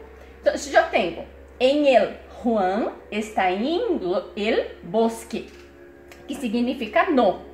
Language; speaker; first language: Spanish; non-native, fluent; Portuguese